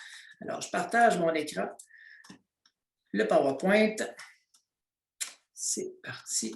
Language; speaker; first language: French; native; French